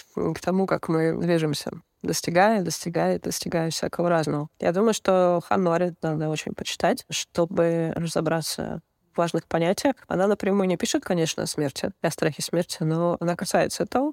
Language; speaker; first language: Russian; native; Russian